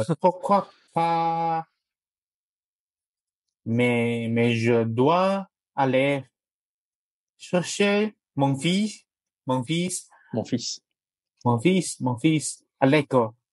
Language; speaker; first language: French; non-native, learner; Chinese